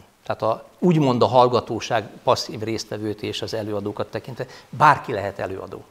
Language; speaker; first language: Hungarian; native; Hungarian